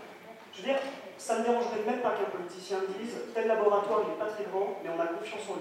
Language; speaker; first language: French; native; French